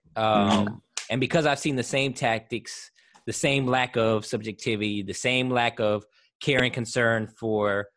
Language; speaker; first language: English; native; English